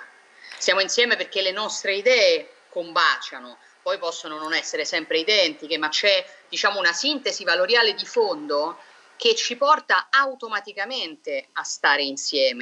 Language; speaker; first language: Italian; native; Italian